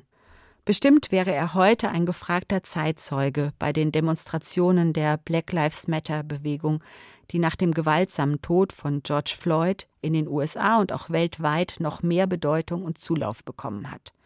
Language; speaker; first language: German; native; German